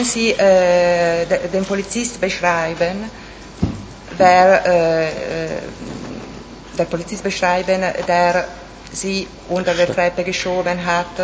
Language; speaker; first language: German; non-native, fluent; Italian